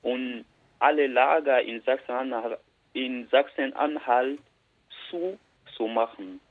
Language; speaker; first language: German; non-native, learner; Bambara